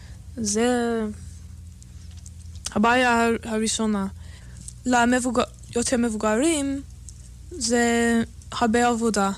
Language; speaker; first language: Hebrew; non-native, fluent; English